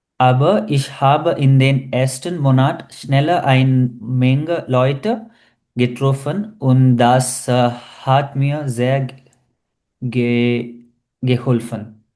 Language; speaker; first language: German; non-native, learner; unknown